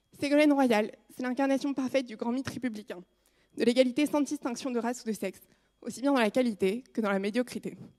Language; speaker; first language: French; native; French